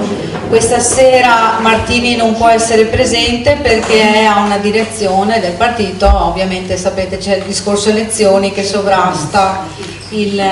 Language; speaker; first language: Italian; native; Italian